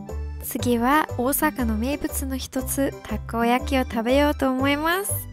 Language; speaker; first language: Japanese; non-native, fluent; English